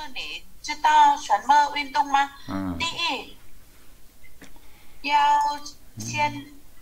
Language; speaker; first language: Chinese; non-native, learner; Vietnamese